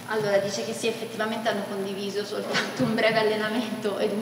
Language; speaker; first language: Italian; native; Italian